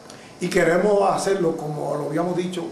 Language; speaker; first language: Spanish; native; Spanish